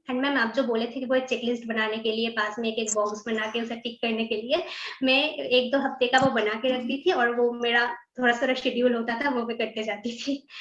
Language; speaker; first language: Hindi; non-native, local second language; Bangla